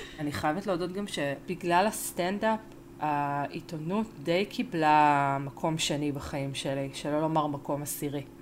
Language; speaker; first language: Hebrew; early bilingual, other home language; Spanish